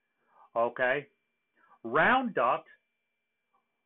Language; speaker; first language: English; native; English